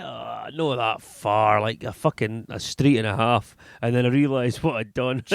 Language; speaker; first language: English; native; English